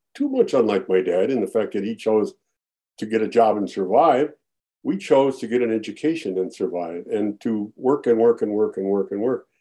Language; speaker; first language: English; native; English